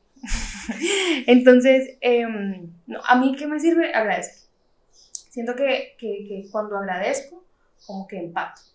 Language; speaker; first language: Spanish; native; Spanish